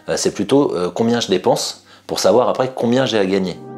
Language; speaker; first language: French; native; French